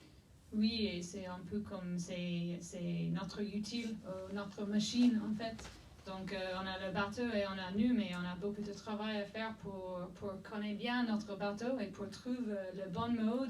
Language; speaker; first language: French; non-native, fluent; English